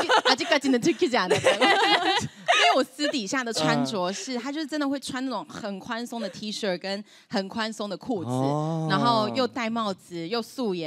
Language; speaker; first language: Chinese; native; Chinese